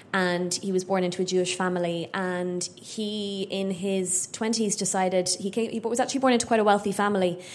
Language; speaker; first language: English; native; English